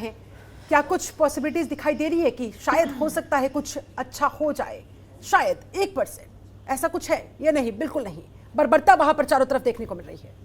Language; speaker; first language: Hindi; native; Hindi